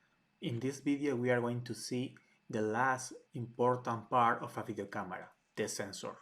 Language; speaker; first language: English; non-native, fluent; Spanish